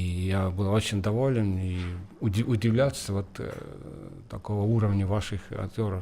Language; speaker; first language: Russian; non-native, fluent; Estonian